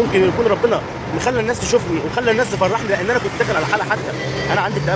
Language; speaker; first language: Arabic; native; Arabic